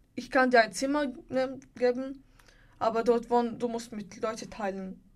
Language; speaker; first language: German; non-native, learner; Bulgarian